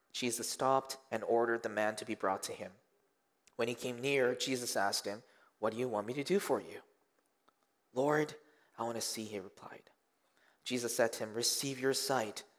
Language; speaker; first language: English; early bilingual, other home language; Korean